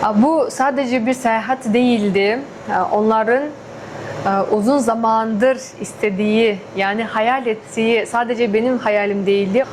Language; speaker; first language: Turkish; non-native, fluent; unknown